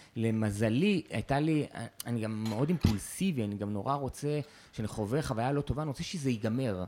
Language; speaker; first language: Hebrew; native; Hebrew